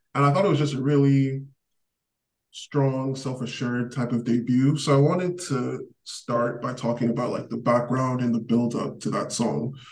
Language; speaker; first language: English; native; English